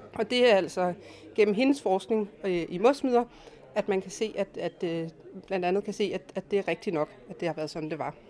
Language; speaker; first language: Danish; native; Danish